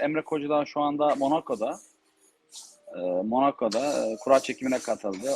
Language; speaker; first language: Turkish; native; Turkish